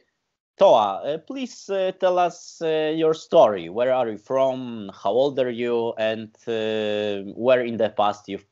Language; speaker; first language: English; non-native, learner; Polish